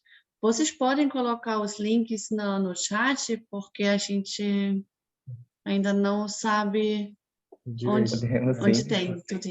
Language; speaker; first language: Portuguese; non-native, fluent; German